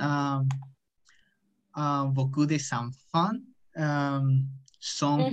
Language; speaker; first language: French; non-native, learner; Spanish